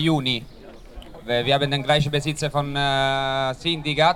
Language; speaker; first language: German; non-native, learner; Italian